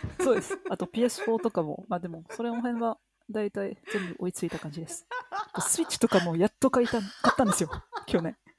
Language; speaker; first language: Japanese; non-native, fluent; French